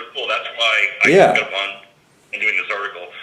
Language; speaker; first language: English; native; English